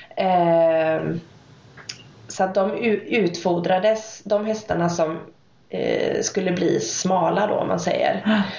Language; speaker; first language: Swedish; native; Swedish